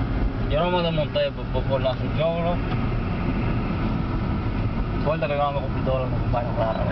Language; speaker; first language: Spanish; native; Spanish